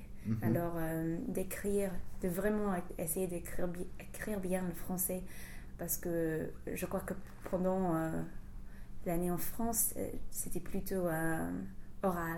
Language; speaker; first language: French; non-native, fluent; English